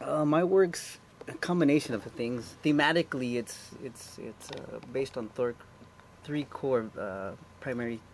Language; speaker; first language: English; native; English